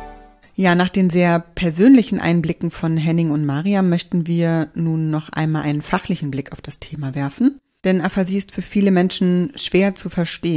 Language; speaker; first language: German; native; German